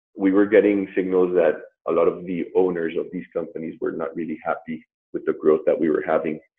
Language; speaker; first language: English; non-native, fluent; Spanish